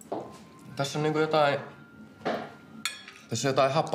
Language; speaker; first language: Finnish; native; Finnish